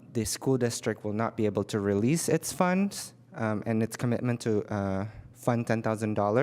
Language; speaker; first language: English; non-native, fluent; Indonesian